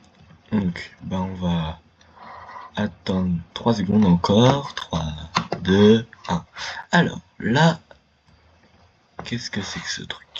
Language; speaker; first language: French; native; French